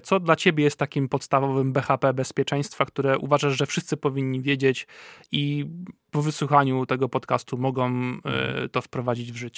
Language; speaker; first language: Polish; native; Polish